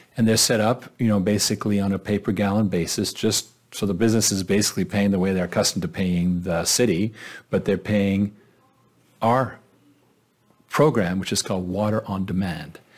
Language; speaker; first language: English; native; English